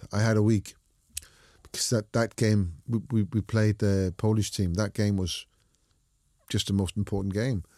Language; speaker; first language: English; non-native, fluent; Danish